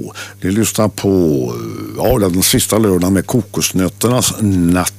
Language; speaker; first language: Swedish; native; Swedish